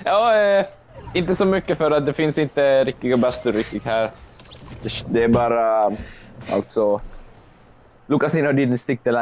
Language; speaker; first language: Swedish; non-native, local second language; Finnish